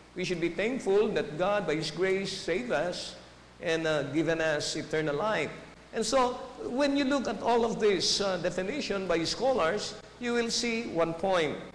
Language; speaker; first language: English; non-native, local second language; Filipino